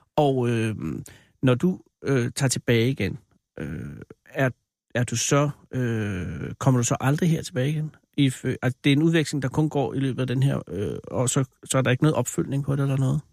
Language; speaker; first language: Danish; non-native, fluent; Chinese